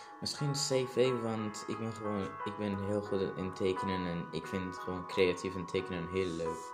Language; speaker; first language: Dutch; non-native, learner; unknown